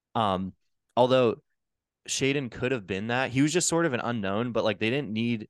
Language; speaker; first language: English; native; English